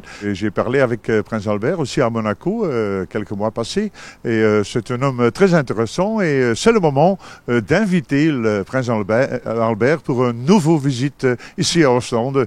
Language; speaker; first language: French; non-native, local second language; Dutch